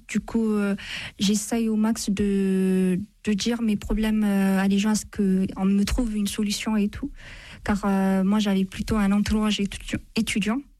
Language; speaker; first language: French; non-native, fluent; Amharic